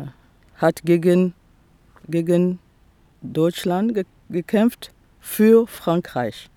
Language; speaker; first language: German; non-native, fluent; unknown